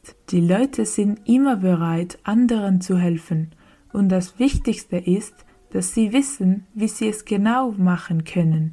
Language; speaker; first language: German; non-native, learner; Spanish